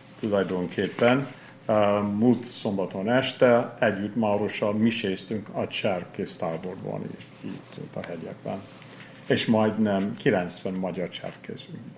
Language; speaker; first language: Hungarian; non-native, fluent; English